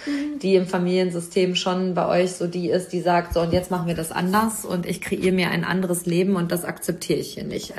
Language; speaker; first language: German; native; German